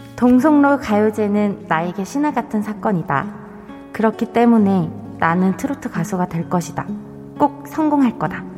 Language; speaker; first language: Korean; native; Korean